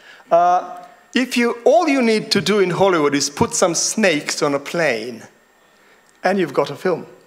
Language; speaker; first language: English; non-native, fluent; Macedonian